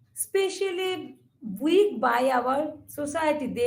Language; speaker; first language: English; non-native, local second language; Assamese